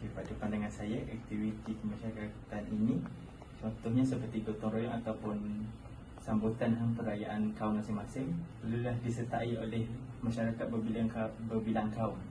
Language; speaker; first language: Malay; native; Malay